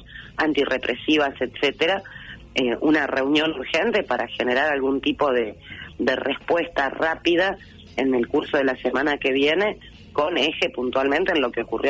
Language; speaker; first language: Spanish; native; Spanish